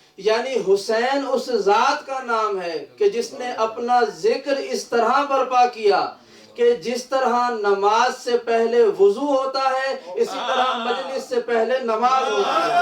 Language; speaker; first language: Urdu; native; Urdu